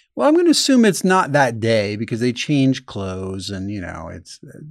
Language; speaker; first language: English; native; English